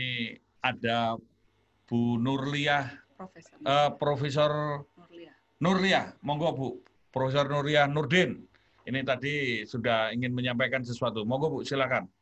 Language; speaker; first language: Indonesian; native; Indonesian